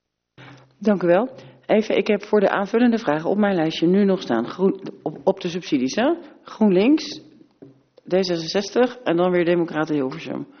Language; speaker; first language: Dutch; native; Dutch